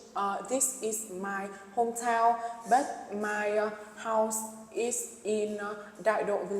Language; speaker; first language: English; non-native, learner; Vietnamese